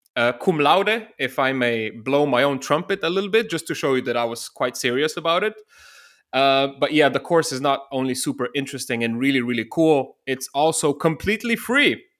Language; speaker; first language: English; non-native, fluent; Slovenian